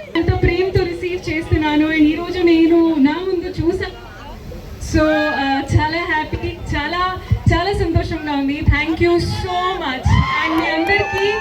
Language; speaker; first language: Telugu; non-native, learner; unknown